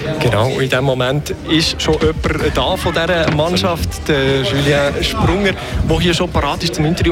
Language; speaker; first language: German; native; German